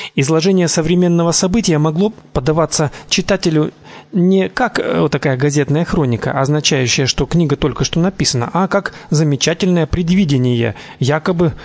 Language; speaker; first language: Russian; native; Russian